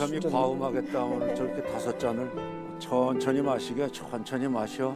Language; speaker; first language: Korean; native; Korean